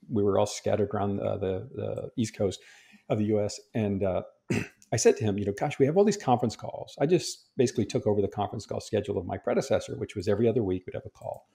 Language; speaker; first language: English; native; English